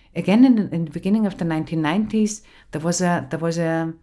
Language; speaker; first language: English; non-native, fluent; German